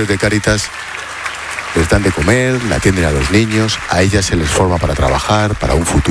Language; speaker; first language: Spanish; native; Spanish